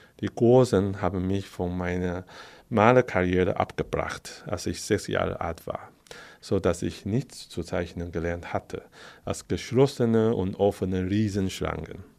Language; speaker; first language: German; non-native, fluent; Chinese